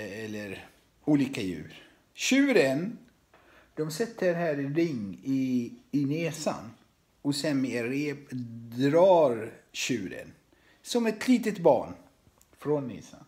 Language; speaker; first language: Swedish; non-native, fluent; Arabic